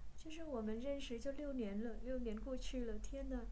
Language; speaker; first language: Chinese; non-native, fluent; Vietnamese